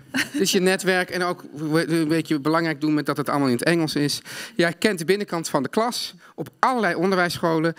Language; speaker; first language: Dutch; native; Dutch